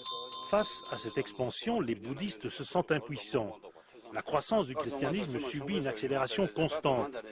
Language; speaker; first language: French; native; French